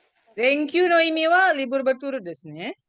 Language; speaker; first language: Japanese; non-native, fluent; Indonesian